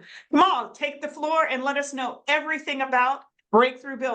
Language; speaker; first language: English; native; English